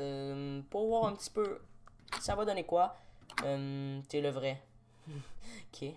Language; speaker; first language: French; native; French